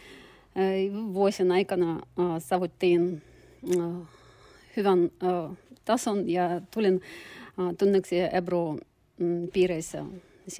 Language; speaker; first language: Finnish; non-native, learner; Turkish